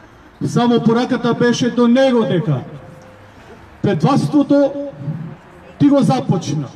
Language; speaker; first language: Macedonian; native; Macedonian